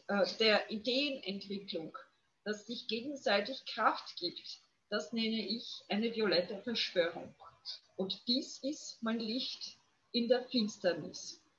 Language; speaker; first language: German; non-native, fluent; Polish